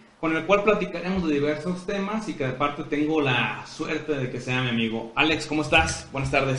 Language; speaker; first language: Spanish; native; Spanish